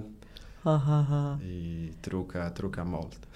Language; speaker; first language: Catalan; non-native, learner; Portuguese